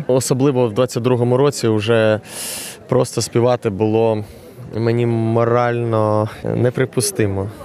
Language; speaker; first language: Ukrainian; non-native, local second language; Russian